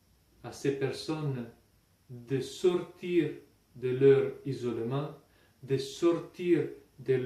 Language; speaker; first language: French; non-native, fluent; Italian